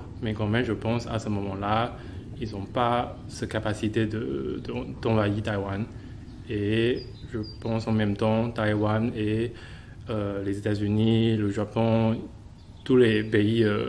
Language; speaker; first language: French; non-native, fluent; Chinese